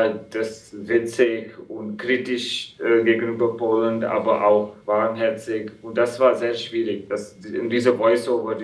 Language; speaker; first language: German; non-native, fluent; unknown